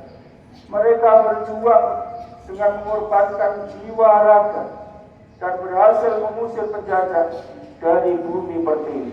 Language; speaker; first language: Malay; non-native, local second language; Javanese